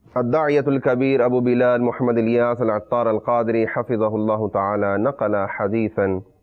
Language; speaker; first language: Arabic; non-native, fluent; Urdu